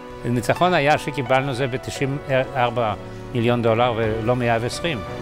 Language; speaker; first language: Hebrew; non-native, fluent; Polish